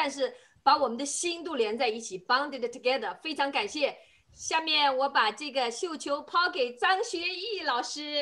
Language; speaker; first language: Chinese; native; Chinese